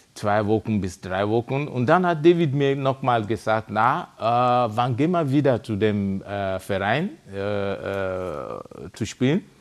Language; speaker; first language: German; non-native, fluent; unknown